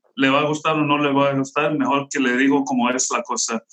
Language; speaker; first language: Spanish; non-native, local second language; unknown